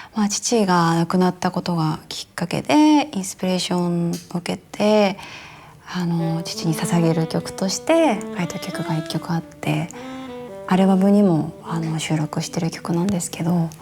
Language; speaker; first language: Japanese; native; Japanese